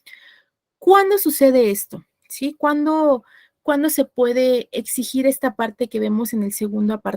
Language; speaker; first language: Spanish; native; Spanish